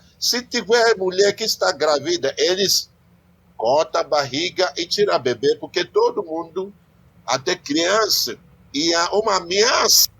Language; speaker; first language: Portuguese; non-native, learner; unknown